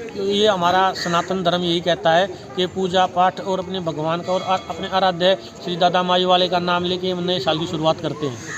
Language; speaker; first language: Hindi; native; Hindi